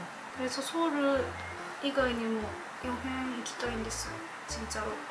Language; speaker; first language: Korean; non-native, learner; Japanese